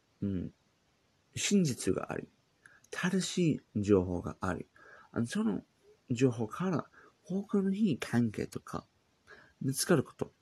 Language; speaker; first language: Japanese; non-native, learner; English